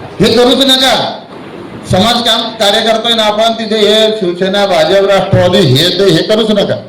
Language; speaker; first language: Marathi; non-native, local second language; Haryanvi